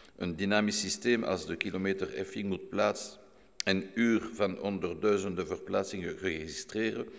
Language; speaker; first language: Dutch; non-native, local second language; French